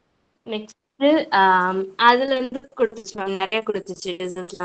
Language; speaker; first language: Tamil; native; Tamil